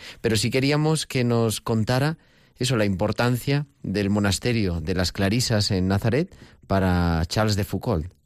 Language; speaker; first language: Spanish; native; Spanish